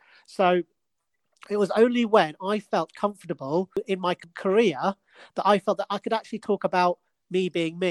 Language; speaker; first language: English; native; English